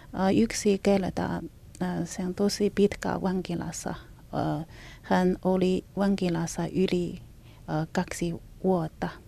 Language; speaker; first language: Finnish; non-native, learner; Chinese